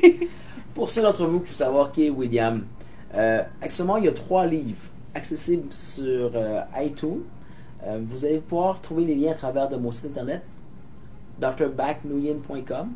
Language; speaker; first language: French; native; French